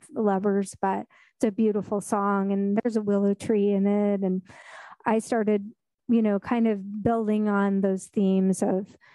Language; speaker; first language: English; native; English